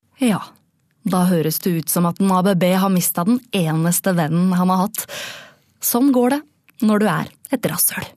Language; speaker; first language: Norwegian; native; Norwegian